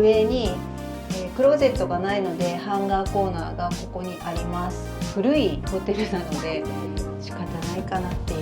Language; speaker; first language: Japanese; native; Japanese